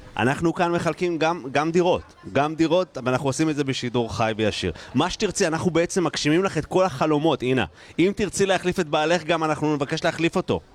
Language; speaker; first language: Hebrew; native; Hebrew